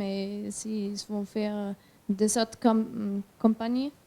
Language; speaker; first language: French; non-native, learner; German